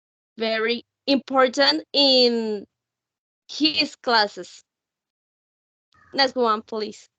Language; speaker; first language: English; non-native, learner; Spanish